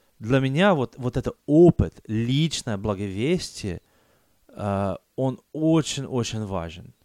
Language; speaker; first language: Russian; non-native, fluent; English